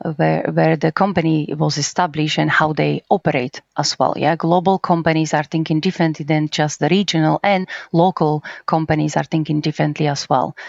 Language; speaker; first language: English; non-native, fluent; Slovak